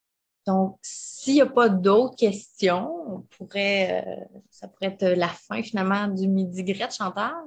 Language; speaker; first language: French; native; French